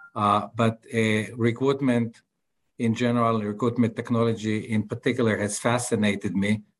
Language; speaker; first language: English; non-native, fluent; Hebrew